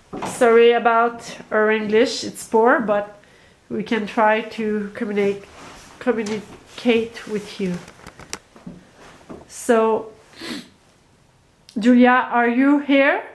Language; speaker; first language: English; non-native, learner; French